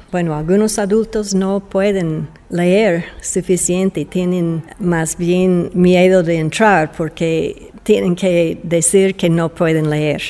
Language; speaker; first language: Spanish; non-native, fluent; English